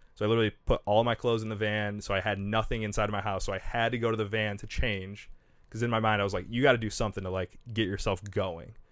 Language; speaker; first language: English; native; English